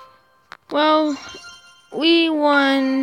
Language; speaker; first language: English; native; English